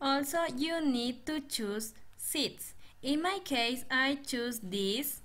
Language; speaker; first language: English; non-native, learner; Spanish